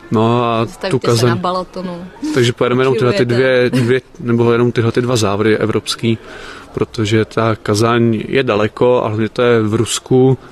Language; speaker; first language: Czech; native; Czech